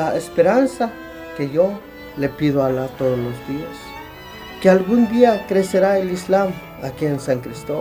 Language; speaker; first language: Spanish; non-native, local second language; Tzotzil